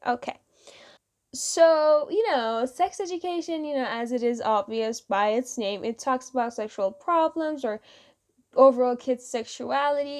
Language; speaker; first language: English; non-native, fluent; Persian